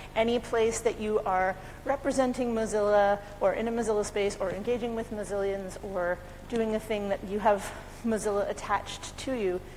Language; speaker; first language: English; native; English